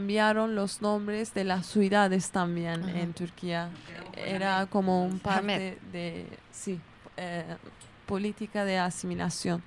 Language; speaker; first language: Spanish; non-native, fluent; Kurdish